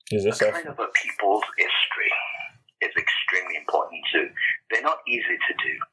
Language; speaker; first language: English; non-native, local second language; Yoruba